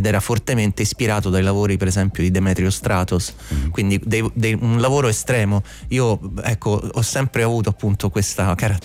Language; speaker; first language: Italian; native; Italian